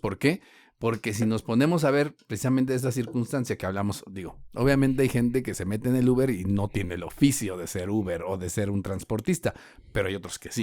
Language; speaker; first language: Spanish; native; Spanish